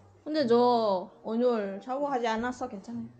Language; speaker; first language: Korean; non-native, fluent; Filipino